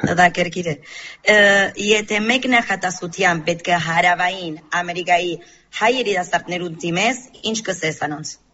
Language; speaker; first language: Armenian; early bilingual, heritage; Armenian